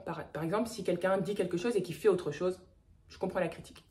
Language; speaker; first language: French; native; French